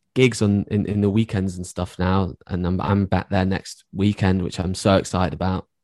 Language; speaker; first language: English; native; English